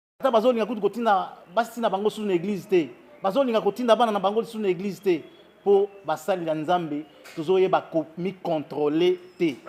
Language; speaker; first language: Lingala; native; Lingala